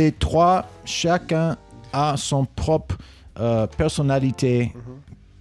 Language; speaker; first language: French; non-native, learner; English